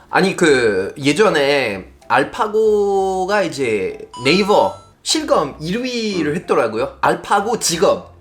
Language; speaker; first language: Korean; non-native, fluent; French